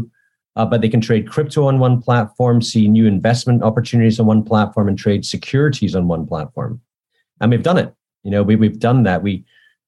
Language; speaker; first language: English; native; English